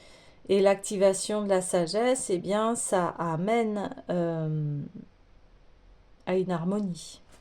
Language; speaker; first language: French; native; French